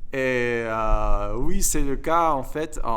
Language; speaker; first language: French; non-native, fluent; English